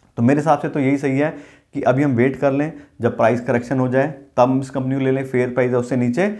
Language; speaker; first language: Hindi; native; Hindi